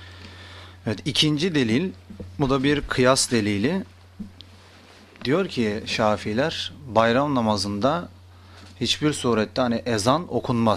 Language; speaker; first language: Turkish; native; Turkish